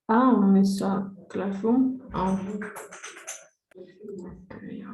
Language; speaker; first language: English; non-native, learner; Spanish